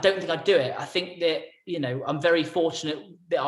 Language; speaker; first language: English; native; English